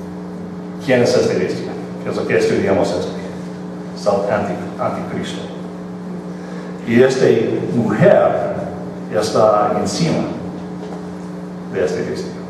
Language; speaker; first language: Spanish; non-native, fluent; English